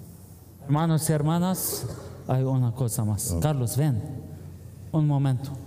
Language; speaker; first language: Spanish; non-native, learner; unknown